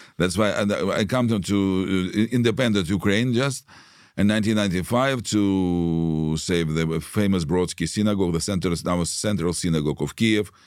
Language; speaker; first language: English; non-native, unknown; Russian